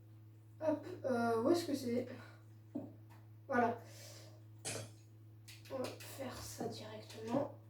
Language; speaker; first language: French; native; French